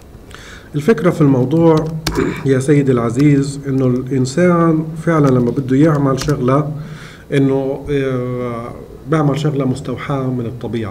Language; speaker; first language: Arabic; native; Arabic